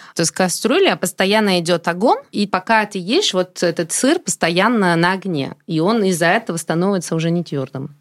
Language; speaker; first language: Russian; non-native, fluent; French